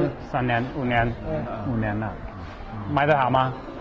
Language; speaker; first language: Chinese; non-native, learner; English